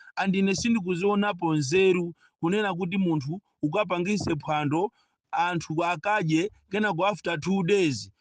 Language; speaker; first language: Nyanja; non-native, local second language; Yao